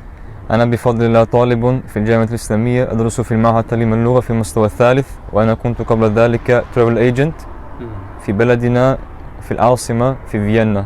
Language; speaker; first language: Arabic; non-native, learner; German